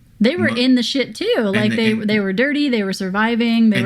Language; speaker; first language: English; native; English